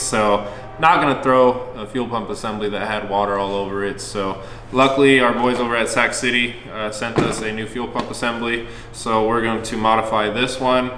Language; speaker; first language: English; native; English